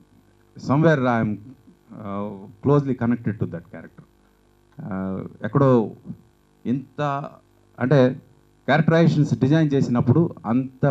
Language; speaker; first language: Telugu; native; Telugu